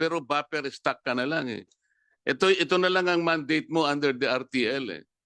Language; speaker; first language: Filipino; non-native, local second language; Pampanga